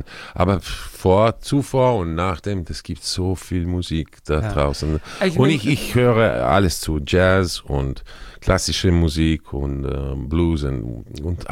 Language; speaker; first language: German; non-native, fluent; Croatian